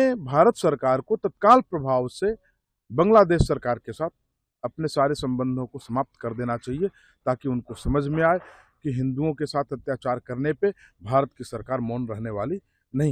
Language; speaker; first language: Hindi; native; Hindi